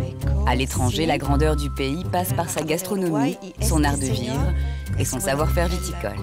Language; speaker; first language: French; native; French